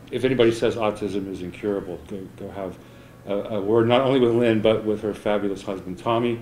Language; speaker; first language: English; native; English